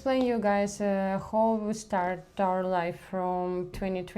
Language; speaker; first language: English; non-native, learner; Ukrainian